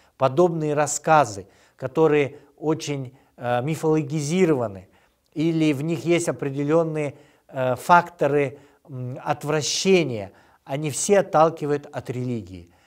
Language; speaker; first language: Russian; non-native, local second language; Kyrgyz